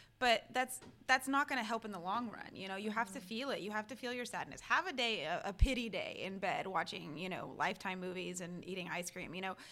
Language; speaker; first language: English; early bilingual, other home language; Spanish